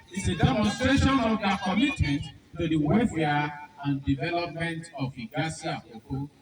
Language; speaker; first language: English; non-native, local second language; Yoruba